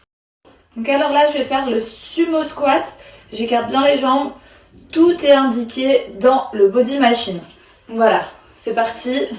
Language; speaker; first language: French; native; French